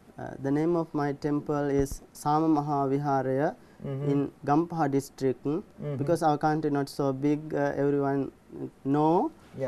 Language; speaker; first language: English; non-native, learner; Sinhala